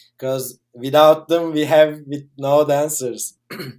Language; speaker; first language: English; non-native, fluent; Turkish